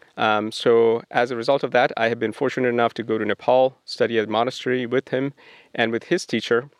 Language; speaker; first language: English; non-native, local second language; Bangla